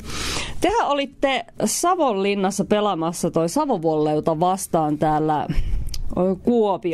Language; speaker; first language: Finnish; native; Finnish